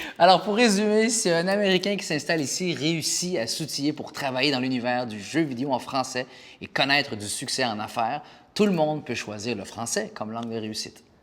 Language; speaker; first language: French; native; French